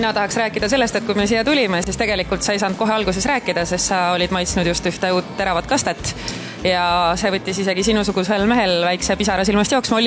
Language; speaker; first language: Estonian; native; Estonian